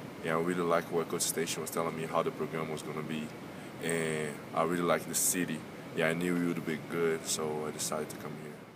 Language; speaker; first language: English; non-native, fluent; Portuguese